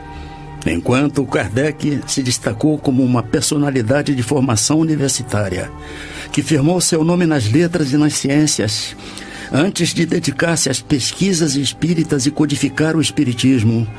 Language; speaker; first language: Portuguese; native; Portuguese